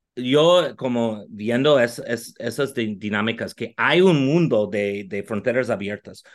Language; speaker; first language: Spanish; non-native, fluent; English